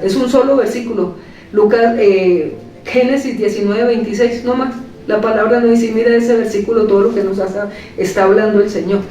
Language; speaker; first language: Spanish; native; Spanish